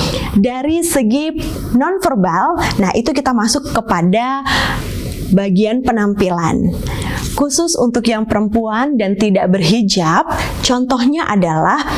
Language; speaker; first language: Indonesian; native; Indonesian